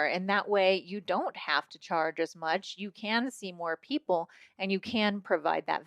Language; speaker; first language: English; native; English